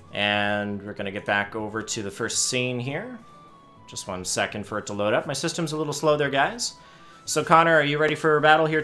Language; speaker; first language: English; native; English